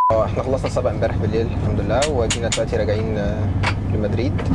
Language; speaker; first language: Arabic; native; Arabic